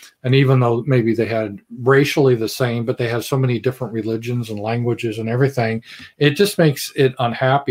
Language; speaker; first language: English; native; English